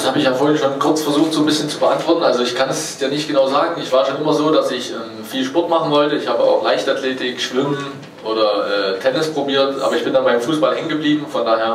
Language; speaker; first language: German; native; German